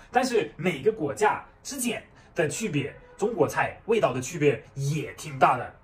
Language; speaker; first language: Chinese; non-native, fluent; German